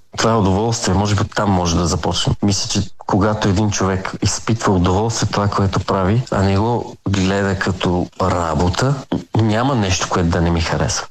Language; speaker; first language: Bulgarian; native; Bulgarian